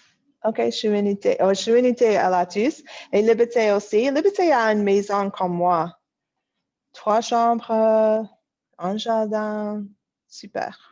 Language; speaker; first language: French; non-native, fluent; English